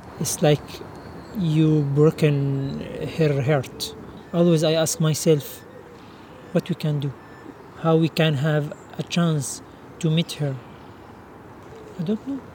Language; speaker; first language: English; non-native, learner; Arabic